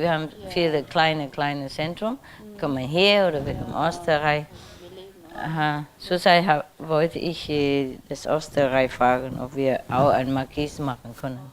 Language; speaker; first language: German; non-native, learner; Vietnamese